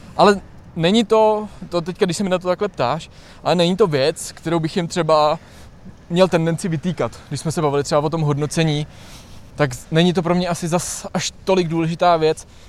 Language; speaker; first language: Czech; native; Czech